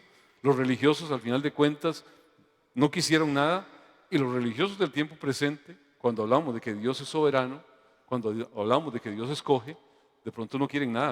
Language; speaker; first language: Spanish; native; Spanish